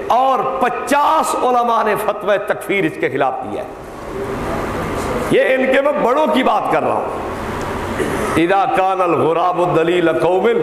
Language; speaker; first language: Urdu; native; Urdu